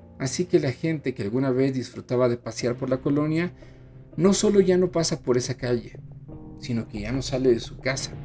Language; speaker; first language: Spanish; native; Spanish